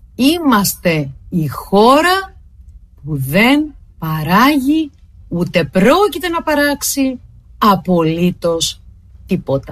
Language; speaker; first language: Greek; native; Greek